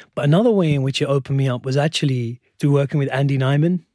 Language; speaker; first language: English; non-native, local second language; Urdu